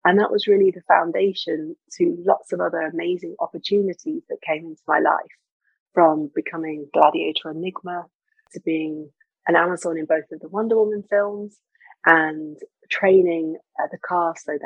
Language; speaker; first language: English; native; English